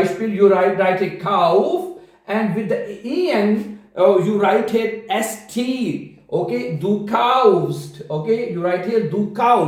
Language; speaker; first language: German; non-native, fluent; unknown